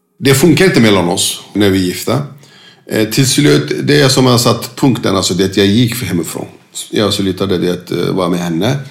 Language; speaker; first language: Swedish; non-native, fluent; Turkish